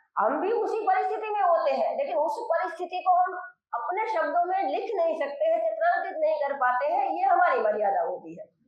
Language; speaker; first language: Hindi; non-native, local second language; Gujarati